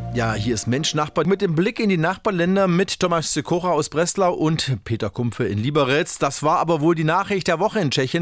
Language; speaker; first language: German; native; German